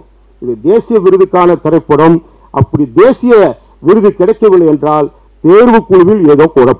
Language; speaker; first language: Tamil; native; Tamil